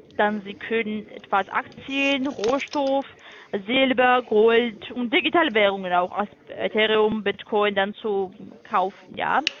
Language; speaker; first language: German; non-native, learner; Turkish